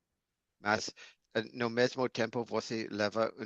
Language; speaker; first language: Portuguese; non-native, learner; English